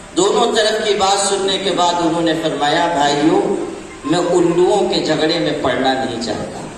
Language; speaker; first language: Urdu; native; Urdu